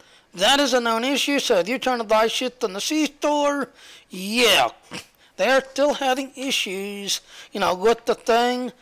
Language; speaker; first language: English; native; English